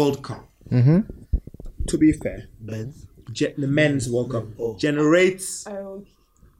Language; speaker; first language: English; non-native, local second language; Igbo